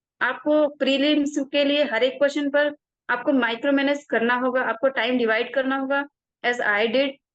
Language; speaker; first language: Hindi; native; Hindi